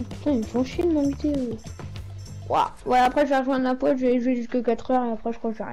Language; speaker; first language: French; native; French